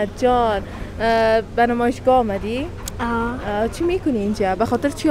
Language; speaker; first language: Persian; native; Persian